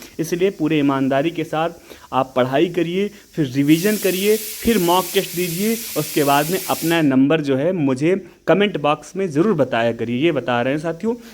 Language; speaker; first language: Hindi; native; Hindi